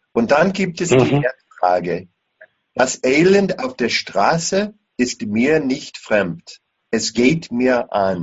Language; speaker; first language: German; non-native, fluent; English